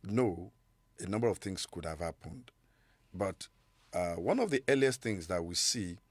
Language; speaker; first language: English; non-native, local second language; Yoruba